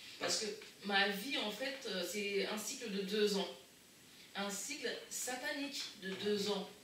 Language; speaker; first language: French; early bilingual, other home language; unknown